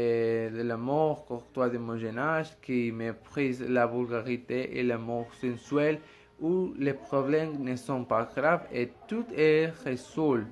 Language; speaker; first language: French; non-native, learner; Spanish